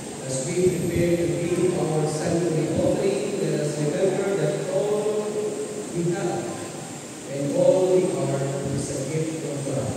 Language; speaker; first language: English; non-native, local second language; Filipino